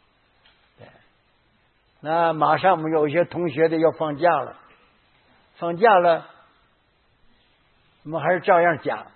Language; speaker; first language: Chinese; native; Chinese